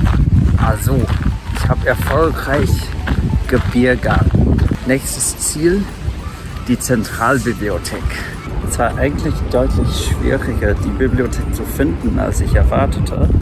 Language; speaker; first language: German; non-native, fluent; English